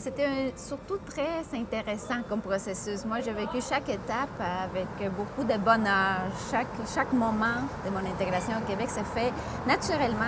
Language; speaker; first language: French; non-native, fluent; Spanish